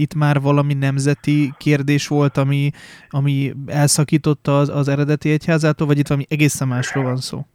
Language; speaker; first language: Hungarian; native; Hungarian